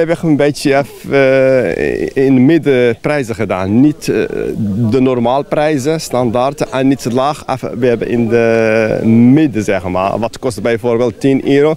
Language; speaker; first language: Dutch; non-native, fluent; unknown